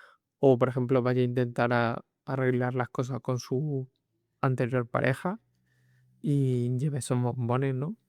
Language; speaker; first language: Spanish; native; Spanish